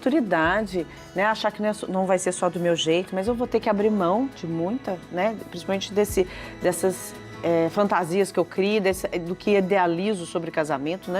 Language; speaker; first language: Portuguese; native; Portuguese